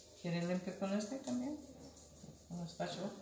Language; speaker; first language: Spanish; non-native, learner; English